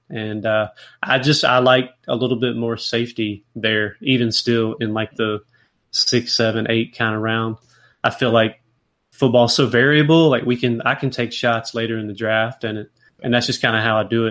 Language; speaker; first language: English; native; English